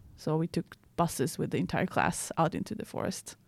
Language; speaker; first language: English; non-native, fluent; Swedish